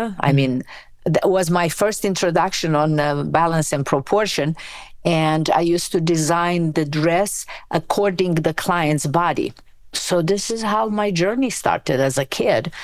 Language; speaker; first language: English; non-native, fluent; Romanian